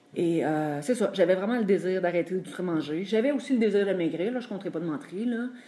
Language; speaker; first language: French; native; French